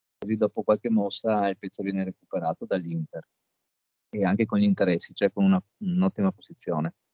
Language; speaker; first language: Italian; native; Italian